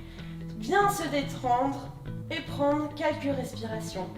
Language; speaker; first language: French; native; French